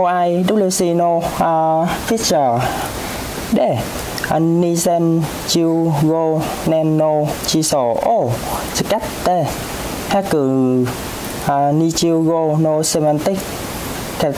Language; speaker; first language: Japanese; non-native, learner; Vietnamese